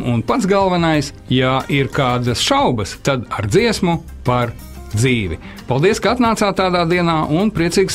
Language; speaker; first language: Latvian; native; Latvian